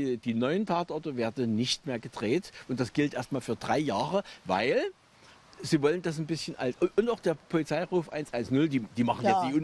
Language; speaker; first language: German; native; German